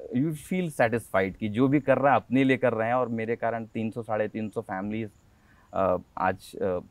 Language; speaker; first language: Hindi; native; Hindi